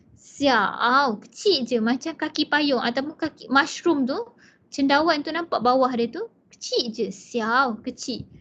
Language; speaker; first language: Malay; non-native, local second language; Chinese